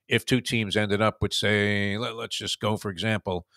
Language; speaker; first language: English; native; English